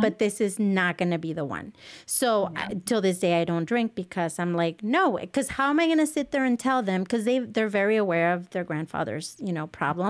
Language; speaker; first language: English; early bilingual, other home language; Spanish